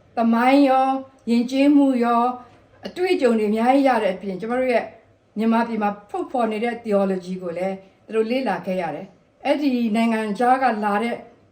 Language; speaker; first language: Burmese; non-native, local second language; S'gaw Karen